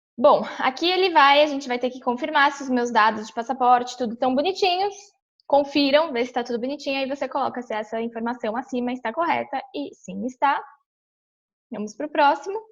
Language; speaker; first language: Portuguese; native; Portuguese